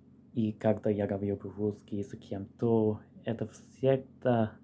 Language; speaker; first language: Russian; non-native, learner; English